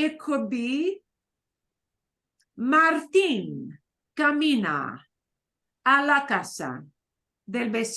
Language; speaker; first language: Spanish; non-native, fluent; English